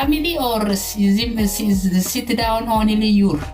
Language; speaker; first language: English; non-native, learner; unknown